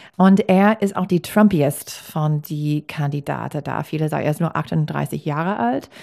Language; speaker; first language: German; non-native, fluent; English